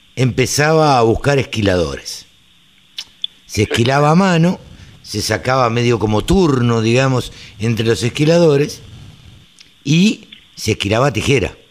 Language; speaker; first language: Spanish; native; Spanish